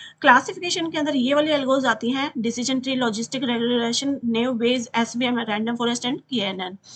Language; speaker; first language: Hindi; native; Hindi